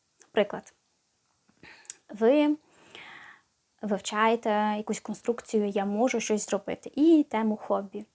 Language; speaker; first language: Ukrainian; native; Ukrainian